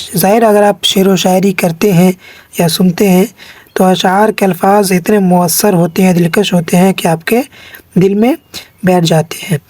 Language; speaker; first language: Urdu; native; Urdu